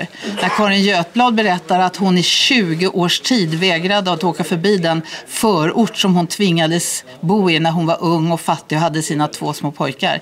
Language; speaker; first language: Swedish; native; Swedish